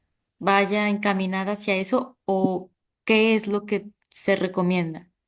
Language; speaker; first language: Spanish; native; Spanish